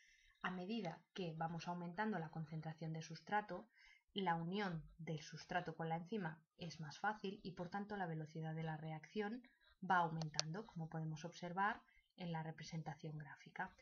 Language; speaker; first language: Spanish; native; Spanish